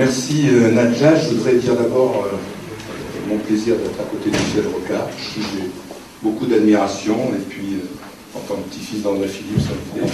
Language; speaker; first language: French; native; French